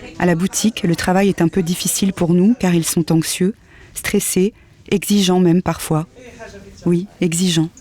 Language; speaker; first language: French; native; French